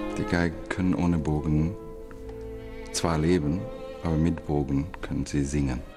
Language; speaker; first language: German; non-native, fluent; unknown